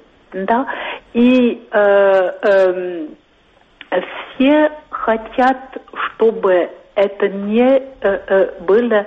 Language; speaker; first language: Russian; non-native, fluent; French